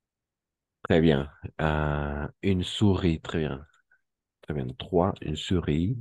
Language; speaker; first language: French; non-native, fluent; Spanish